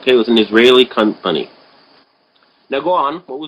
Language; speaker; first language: English; native; English